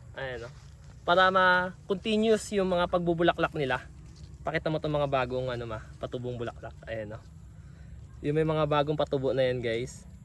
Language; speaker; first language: Filipino; native; Filipino